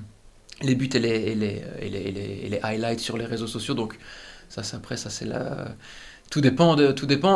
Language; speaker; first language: French; native; French